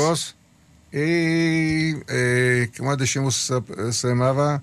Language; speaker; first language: Spanish; early bilingual, heritage; Spanish